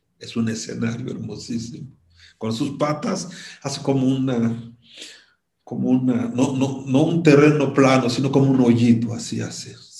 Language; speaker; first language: Spanish; non-native, fluent; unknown